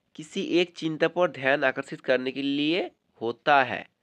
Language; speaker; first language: Hindi; non-native, local second language; Bangla